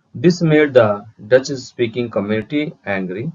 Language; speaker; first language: English; non-native, local second language; Telugu